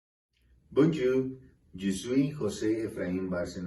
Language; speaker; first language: French; non-native, learner; Spanish